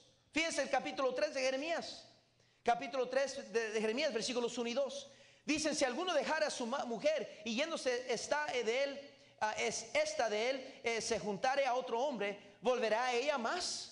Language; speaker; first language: Spanish; native; Spanish